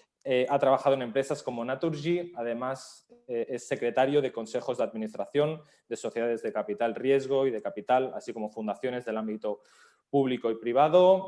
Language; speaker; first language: Spanish; native; Spanish